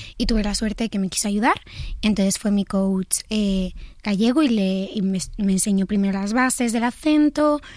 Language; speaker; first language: Spanish; native; Spanish